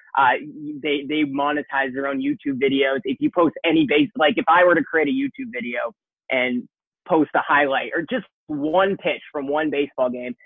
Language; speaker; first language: English; native; English